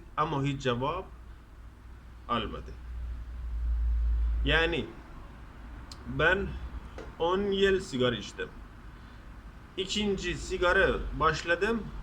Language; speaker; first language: Turkish; non-native, learner; Persian